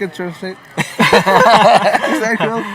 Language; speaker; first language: English; non-native, learner; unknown